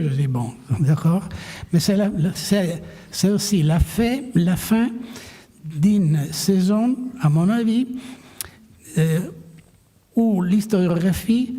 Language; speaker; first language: French; non-native, fluent; Italian